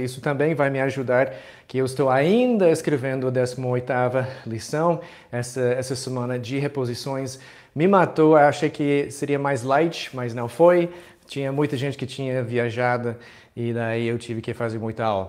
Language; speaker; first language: Portuguese; non-native, fluent; English